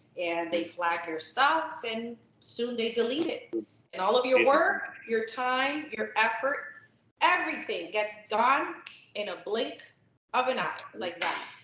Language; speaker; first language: English; native; English